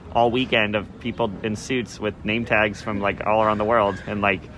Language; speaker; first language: English; native; English